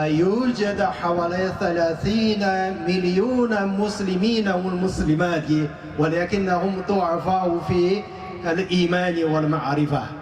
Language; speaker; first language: Arabic; non-native, fluent; Chinese